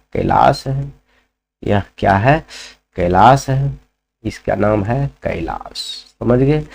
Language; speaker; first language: Hindi; native; Hindi